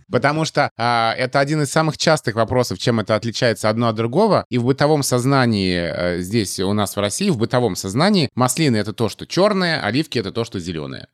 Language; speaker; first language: Russian; native; Russian